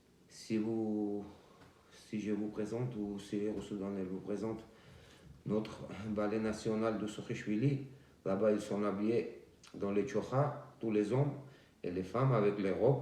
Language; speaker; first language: French; non-native, learner; Georgian